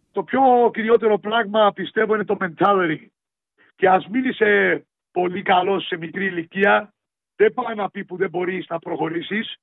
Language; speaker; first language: Greek; early bilingual, heritage; Greek